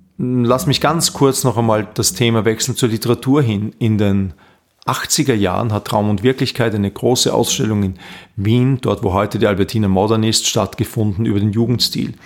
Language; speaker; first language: German; native; German